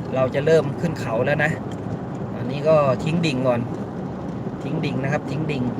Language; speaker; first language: Thai; native; Thai